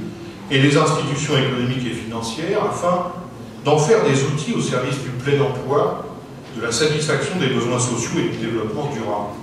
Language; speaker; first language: French; native; French